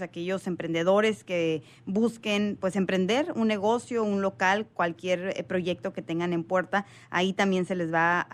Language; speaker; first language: Spanish; native; Spanish